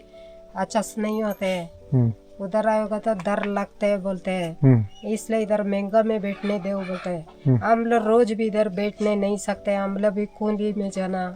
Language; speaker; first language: Hindi; non-native, local second language; Tibetan